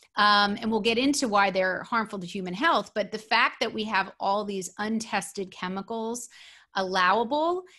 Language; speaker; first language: English; native; English